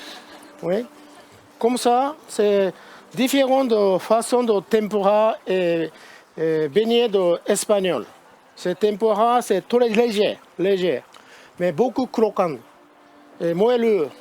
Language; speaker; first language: French; non-native, learner; Japanese